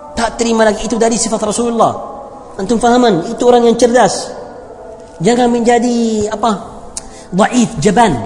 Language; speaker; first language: Malay; non-native, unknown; Arabic